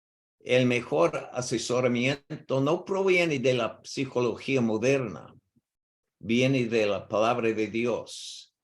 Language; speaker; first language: Spanish; non-native, learner; English